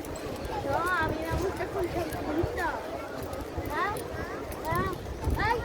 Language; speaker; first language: Spanish; early bilingual, other home language; Filipino